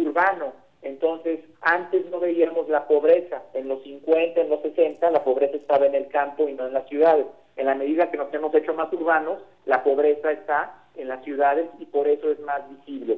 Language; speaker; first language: Spanish; native; Spanish